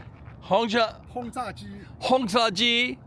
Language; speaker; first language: Chinese; non-native, learner; English